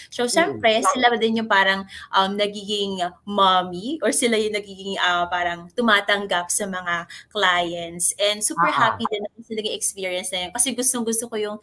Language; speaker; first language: Filipino; native; Filipino